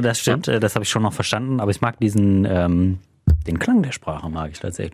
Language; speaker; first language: German; native; German